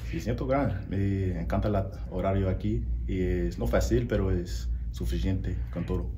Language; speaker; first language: Spanish; non-native, learner; English